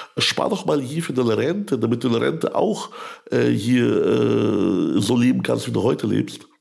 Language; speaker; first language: German; early bilingual, other home language; Russian